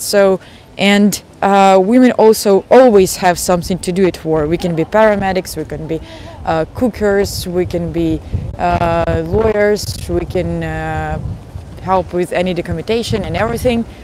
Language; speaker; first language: English; non-native, fluent; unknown